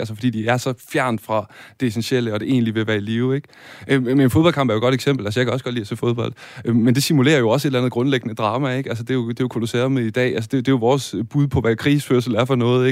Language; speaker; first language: Danish; native; Danish